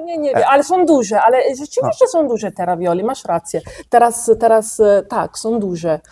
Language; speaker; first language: Polish; non-native, fluent; Italian